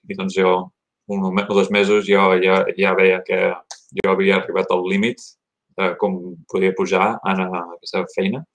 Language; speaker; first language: Catalan; early bilingual, heritage; Catalan